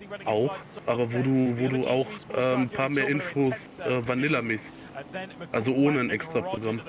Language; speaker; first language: German; native; German